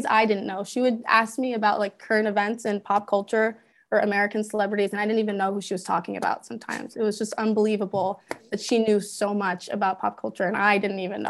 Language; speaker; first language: English; native; English